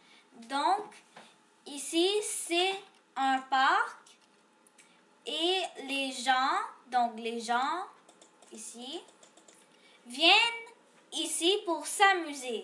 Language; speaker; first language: French; non-native, local second language; English